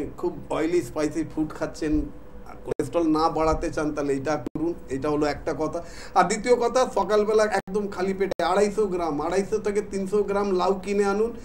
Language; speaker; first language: Bangla; non-native, local second language; Hindi